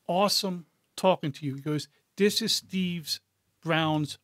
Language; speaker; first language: English; native; English